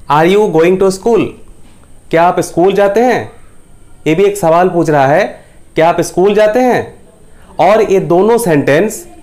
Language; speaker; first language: Hindi; non-native, local second language; Bangla